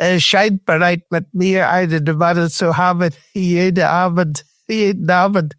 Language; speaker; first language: German; non-native, fluent; English